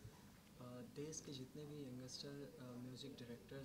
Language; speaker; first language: Hindi; native; Hindi